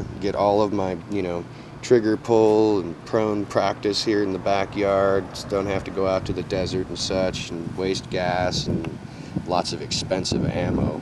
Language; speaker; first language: English; native; English